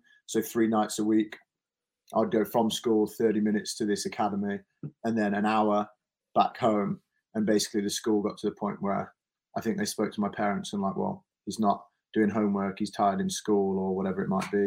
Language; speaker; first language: English; native; English